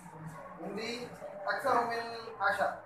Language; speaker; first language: Arabic; non-native, learner; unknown